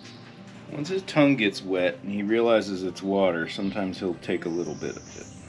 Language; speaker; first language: English; native; English